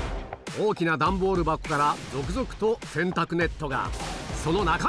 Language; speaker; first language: Japanese; native; Japanese